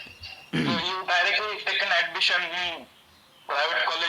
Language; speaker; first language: English; non-native, learner; Marathi